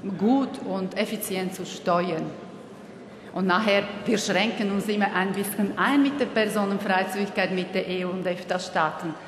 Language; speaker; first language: German; non-native, fluent; Slovak